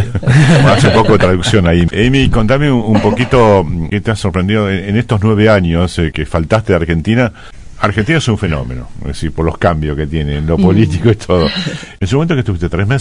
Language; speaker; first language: Spanish; native; Spanish